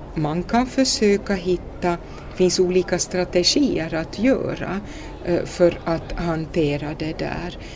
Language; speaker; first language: Swedish; native; Swedish